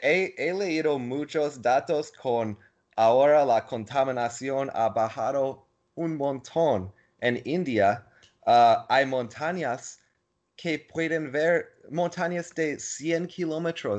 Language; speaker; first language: Spanish; non-native, learner; English